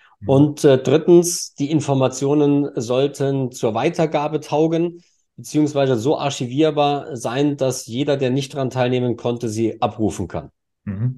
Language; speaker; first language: German; native; German